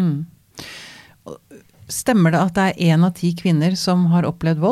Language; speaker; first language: Norwegian; native; Norwegian